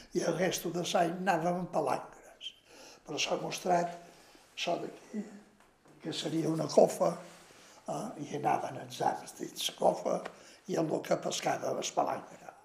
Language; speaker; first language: Catalan; native; Catalan